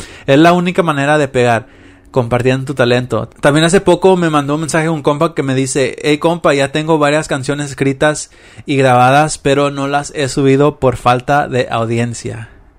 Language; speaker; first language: Spanish; early bilingual, heritage; Spanish